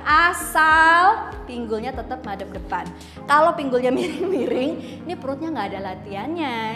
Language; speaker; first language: Indonesian; native; Indonesian